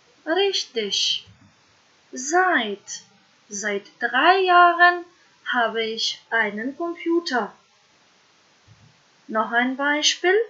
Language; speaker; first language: German; non-native, fluent; Macedonian